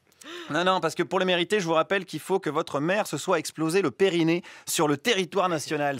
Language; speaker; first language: French; native; French